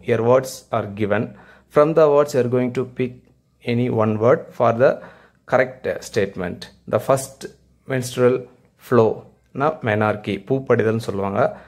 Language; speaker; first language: English; non-native, local second language; Tamil